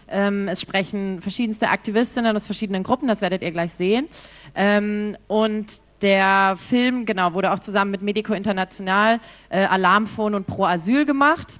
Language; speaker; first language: German; native; German